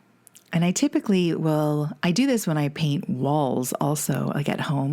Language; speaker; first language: English; native; English